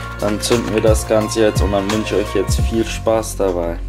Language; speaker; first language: German; native; German